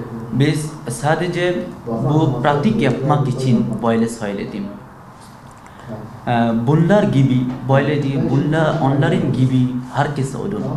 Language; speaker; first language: Turkish; non-native, learner; Bangla